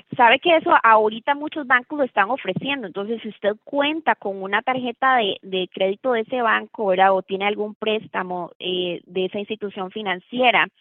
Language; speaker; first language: Spanish; native; Spanish